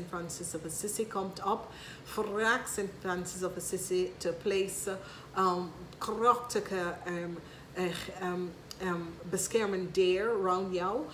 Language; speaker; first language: Dutch; non-native, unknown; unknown